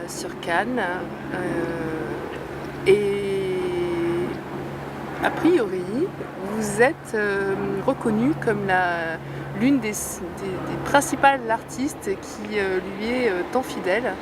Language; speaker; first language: French; native; French